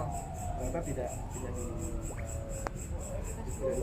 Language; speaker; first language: Indonesian; native; Indonesian